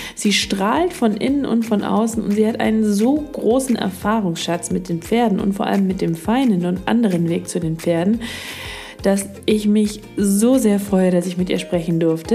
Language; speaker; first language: German; native; German